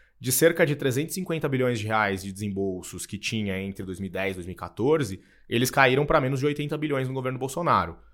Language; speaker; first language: Portuguese; native; Portuguese